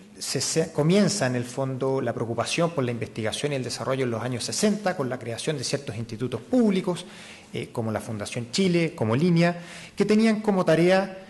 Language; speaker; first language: Spanish; native; Spanish